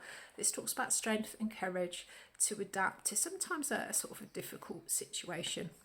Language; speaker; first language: English; native; English